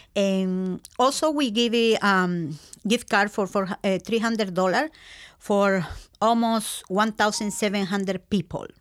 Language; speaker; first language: English; non-native, learner; Spanish